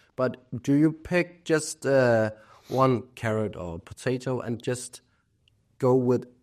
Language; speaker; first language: English; non-native, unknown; Danish